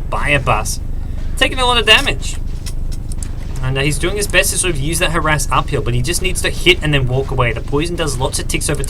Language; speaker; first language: English; native; English